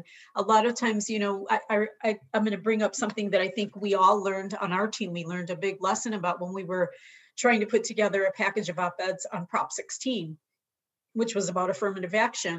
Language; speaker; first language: English; native; English